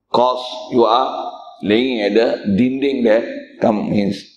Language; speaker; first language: English; non-native, local second language; Malay